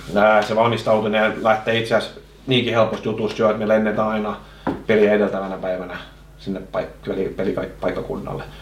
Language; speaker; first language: Finnish; non-native, local second language; Swedish